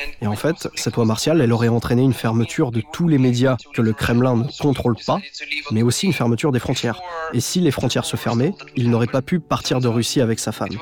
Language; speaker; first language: French; native; French